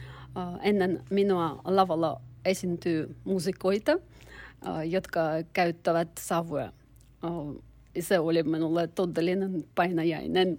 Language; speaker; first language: Finnish; non-native, learner; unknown